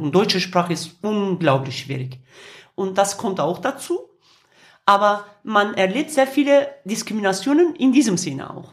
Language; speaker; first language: German; non-native, fluent; Kurdish